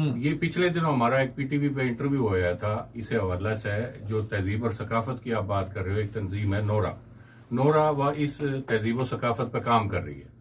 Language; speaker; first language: Urdu; non-native, local second language; Haryanvi